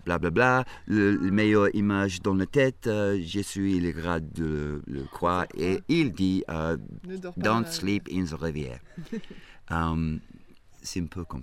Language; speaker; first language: French; non-native, fluent; English